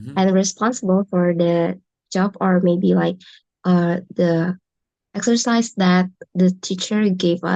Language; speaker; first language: English; non-native, learner; Indonesian